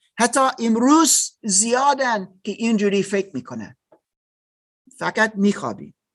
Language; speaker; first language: Persian; non-native, learner; German